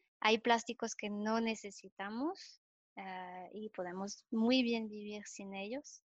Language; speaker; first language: Spanish; non-native, fluent; French